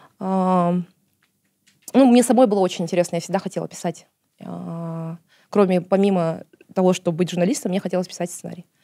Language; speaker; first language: Russian; non-native, local second language; Kazakh